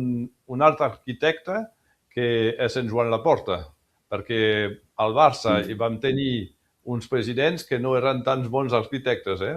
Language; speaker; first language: Catalan; early bilingual, heritage; French